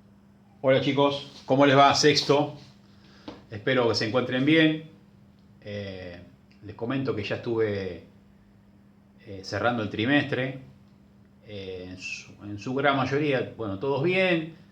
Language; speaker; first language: Spanish; native; Spanish